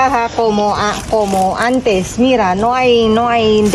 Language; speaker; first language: Spanish; non-native, learner; Filipino